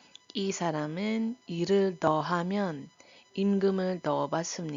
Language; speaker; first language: Korean; non-native, fluent; Iloko